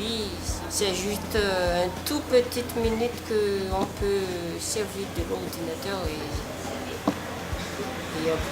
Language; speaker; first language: French; non-native, local second language; Malagasy